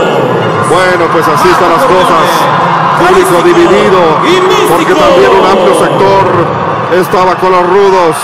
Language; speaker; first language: Spanish; native; Spanish